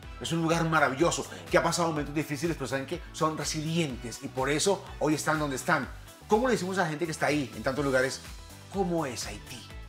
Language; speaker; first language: Spanish; native; Spanish